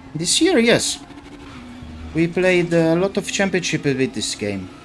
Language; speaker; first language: English; non-native, learner; Italian